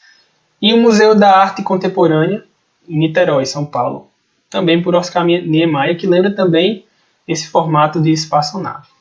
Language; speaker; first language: Portuguese; native; Portuguese